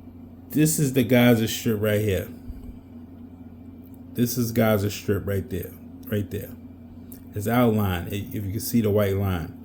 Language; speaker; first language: English; native; English